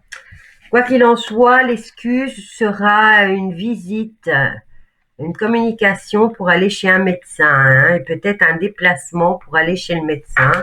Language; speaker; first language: French; native; French